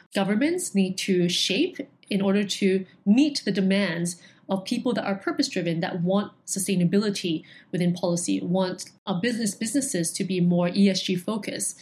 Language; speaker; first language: English; non-native, local second language; Cantonese